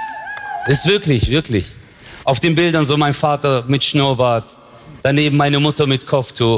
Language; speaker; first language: German; early bilingual, other home language; Turkish